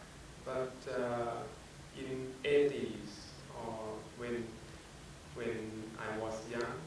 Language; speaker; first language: English; non-native, fluent; Thai